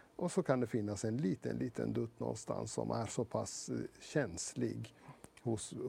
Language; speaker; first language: Swedish; early bilingual, other home language; Persian